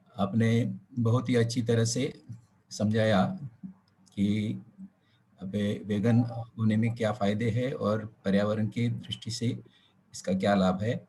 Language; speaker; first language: Hindi; non-native, local second language; Marathi